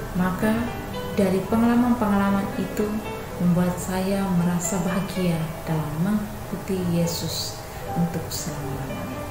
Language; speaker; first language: Indonesian; non-native, local second language; Tetum